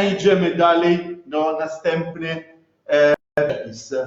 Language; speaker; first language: Polish; non-native, learner; Italian